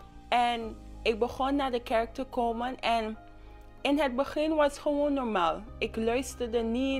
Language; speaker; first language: Dutch; non-native, local second language; English